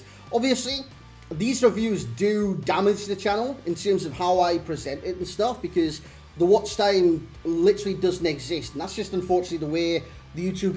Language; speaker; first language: English; native; English